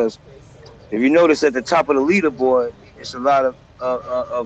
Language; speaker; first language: English; native; English